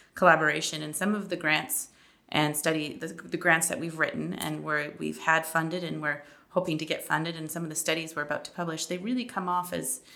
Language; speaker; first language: English; native; English